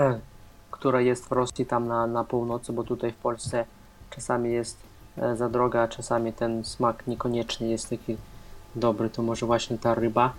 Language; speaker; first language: Polish; non-native, fluent; Russian